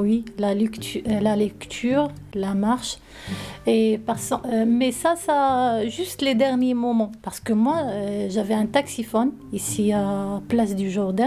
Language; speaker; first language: French; non-native, learner; Arabic